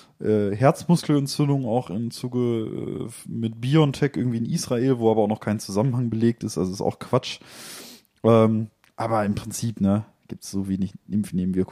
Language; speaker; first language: German; native; German